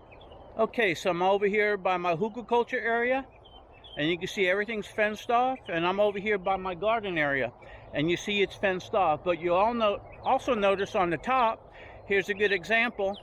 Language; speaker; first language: English; native; English